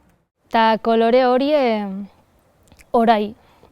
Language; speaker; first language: Basque; native; Basque